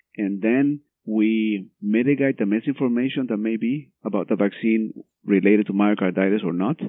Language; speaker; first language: English; non-native, fluent; Spanish